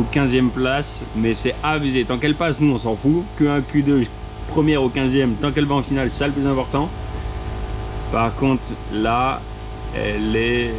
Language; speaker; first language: French; native; French